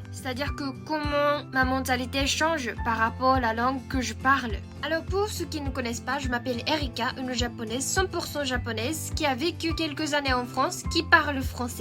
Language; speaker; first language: French; non-native, fluent; Japanese